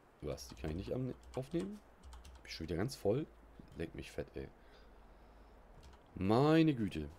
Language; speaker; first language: German; native; German